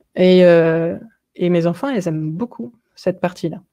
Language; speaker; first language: French; native; French